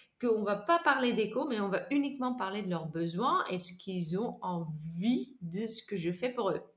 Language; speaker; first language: French; non-native, fluent; Dutch